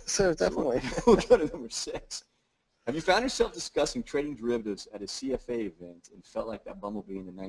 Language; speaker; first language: English; native; English